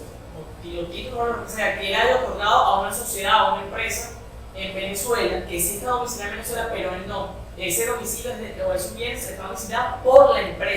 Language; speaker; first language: Spanish; native; Spanish